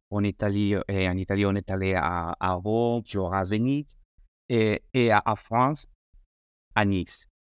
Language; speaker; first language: French; non-native, learner; Spanish